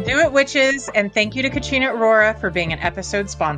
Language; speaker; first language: English; native; English